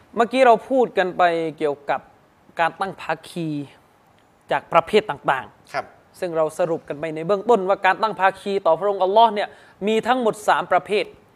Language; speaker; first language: Thai; non-native, local second language; Malay